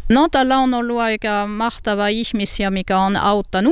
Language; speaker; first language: Finnish; non-native, learner; French